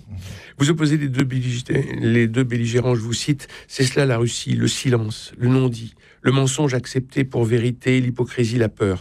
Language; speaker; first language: French; native; French